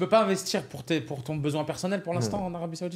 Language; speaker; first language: French; native; French